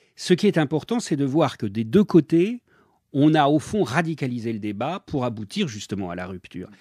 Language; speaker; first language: French; native; French